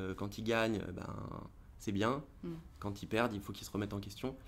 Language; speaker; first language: French; native; French